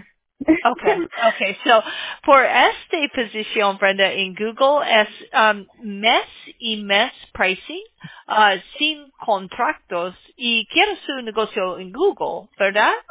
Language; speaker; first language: Spanish; non-native, learner; English